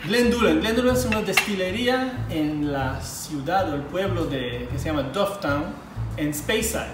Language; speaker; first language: Spanish; non-native, fluent; Hebrew